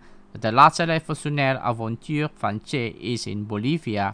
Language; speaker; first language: Dutch; non-native, fluent; Indonesian